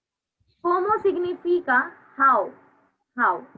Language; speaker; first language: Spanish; non-native, learner; Hindi